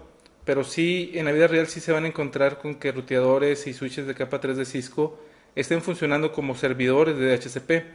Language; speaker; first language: Spanish; native; Spanish